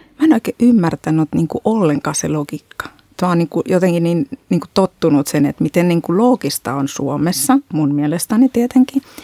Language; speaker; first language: Finnish; non-native, fluent; Spanish